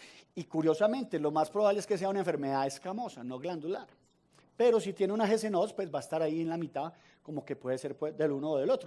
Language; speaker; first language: Spanish; native; Spanish